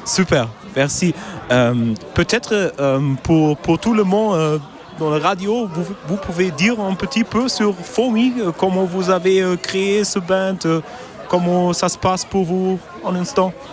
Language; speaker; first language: French; non-native, learner; German